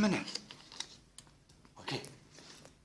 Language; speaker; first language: Finnish; non-native, local second language; Swedish